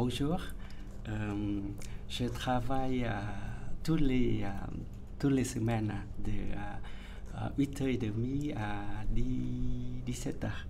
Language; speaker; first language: French; non-native, fluent; Vietnamese